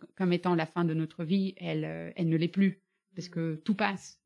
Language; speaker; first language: French; early bilingual, other home language; Bulgarian